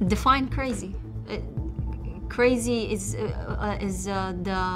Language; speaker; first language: English; non-native, fluent; Arabic